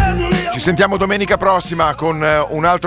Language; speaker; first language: Italian; native; Italian